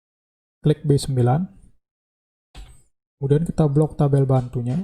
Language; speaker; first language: Indonesian; native; Indonesian